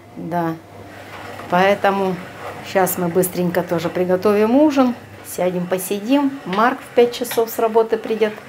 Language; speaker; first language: Russian; native; Russian